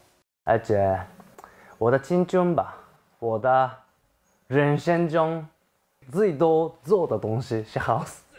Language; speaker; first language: Chinese; non-native, fluent; Japanese